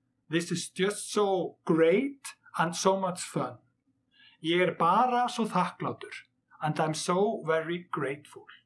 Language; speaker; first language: English; non-native, fluent; Icelandic